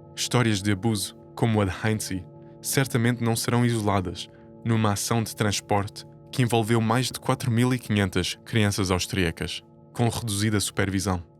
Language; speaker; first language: Portuguese; native; Portuguese